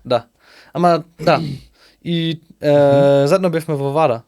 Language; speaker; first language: Macedonian; non-native, learner; German